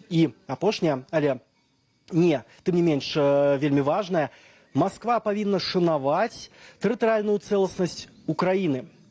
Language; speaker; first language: Belarusian; native; Belarusian